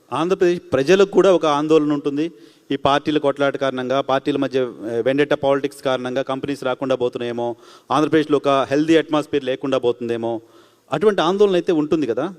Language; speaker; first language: Telugu; native; Telugu